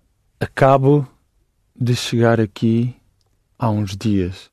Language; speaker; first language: Portuguese; non-native, learner; English